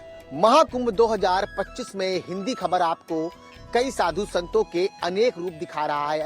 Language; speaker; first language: Hindi; native; Hindi